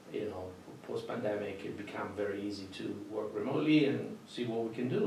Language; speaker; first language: English; non-native, fluent; Italian